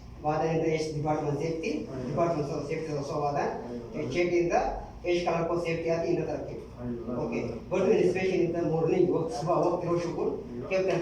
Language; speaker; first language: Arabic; non-native, learner; Hindi